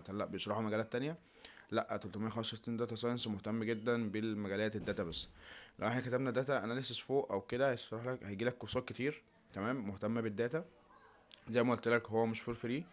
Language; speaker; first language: Arabic; native; Arabic